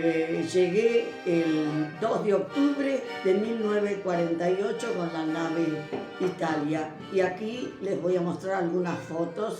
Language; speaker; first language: Spanish; early bilingual, other home language; Italian